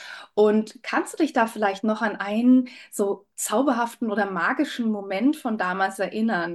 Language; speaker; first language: German; native; German